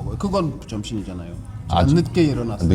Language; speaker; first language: Korean; non-native, fluent; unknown